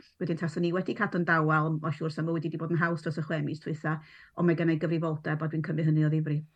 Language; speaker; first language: Welsh; non-native, local second language; English